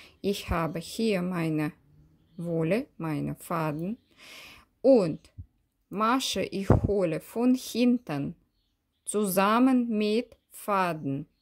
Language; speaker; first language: German; non-native, learner; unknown